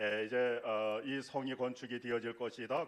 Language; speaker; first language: Korean; native; Korean